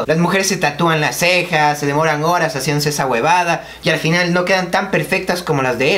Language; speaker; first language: Spanish; native; Spanish